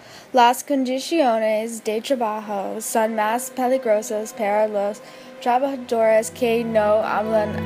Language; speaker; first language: Spanish; non-native, learner; English